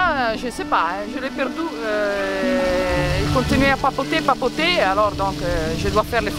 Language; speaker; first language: French; non-native, learner; Italian